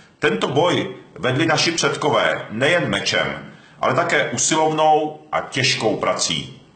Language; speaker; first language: Czech; early bilingual, other home language; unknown